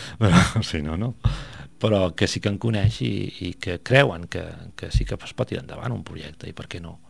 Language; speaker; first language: Catalan; non-native, local second language; Spanish